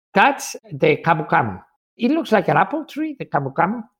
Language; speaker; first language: English; non-native, fluent; Spanish